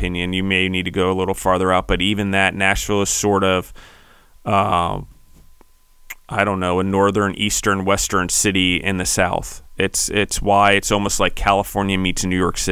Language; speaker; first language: English; native; English